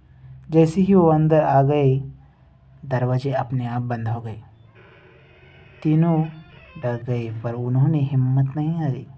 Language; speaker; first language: Hindi; native; Hindi